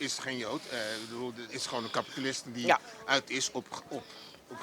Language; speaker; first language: Dutch; native; Dutch